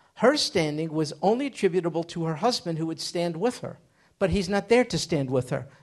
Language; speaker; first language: English; native; English